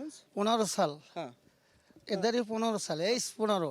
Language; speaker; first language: Hindi; non-native, learner; Bangla